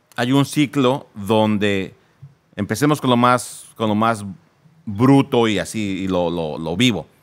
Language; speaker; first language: Spanish; native; Spanish